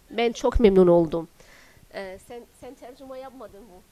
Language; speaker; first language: Turkish; non-native, learner; Arabic